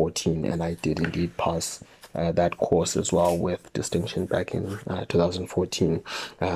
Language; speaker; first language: English; non-native, local second language; North Ndebele